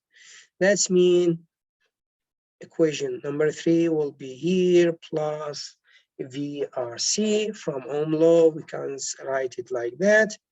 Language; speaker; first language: English; non-native, local second language; Arabic